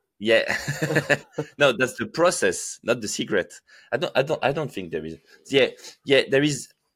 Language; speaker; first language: English; non-native, fluent; French